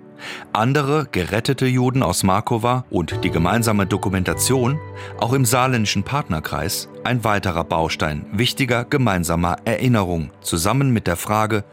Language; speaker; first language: German; native; German